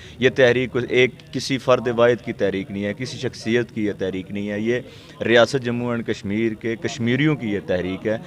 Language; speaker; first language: Urdu; non-native, local second language; Pahari-Potwari